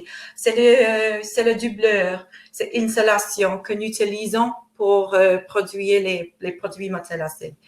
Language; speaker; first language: French; non-native, fluent; English